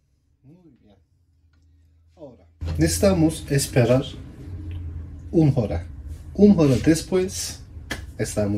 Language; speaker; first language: Spanish; non-native, learner; Turkish